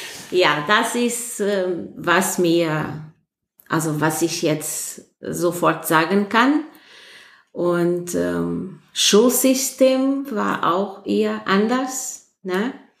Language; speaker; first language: German; non-native, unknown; Portuguese